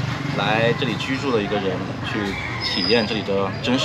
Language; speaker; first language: Chinese; early bilingual, heritage; Chinese